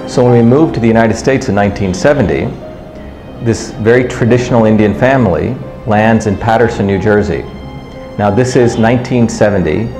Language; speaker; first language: English; early bilingual, other home language; Tamil